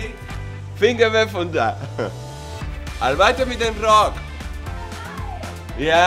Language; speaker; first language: German; non-native, fluent; Spanish